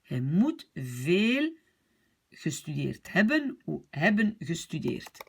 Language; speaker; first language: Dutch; non-native, fluent; French